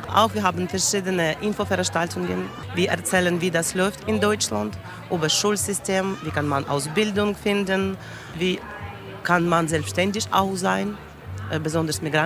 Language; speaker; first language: German; non-native, learner; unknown